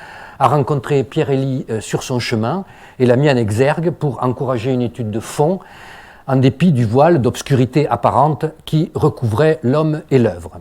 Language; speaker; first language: French; native; French